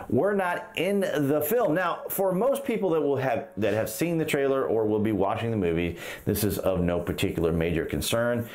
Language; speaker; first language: English; native; English